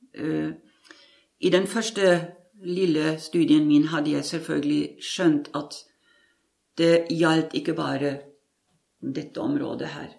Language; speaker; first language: Norwegian; non-native, fluent; German